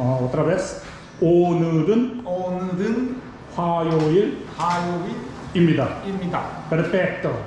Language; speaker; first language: Spanish; non-native, learner; Korean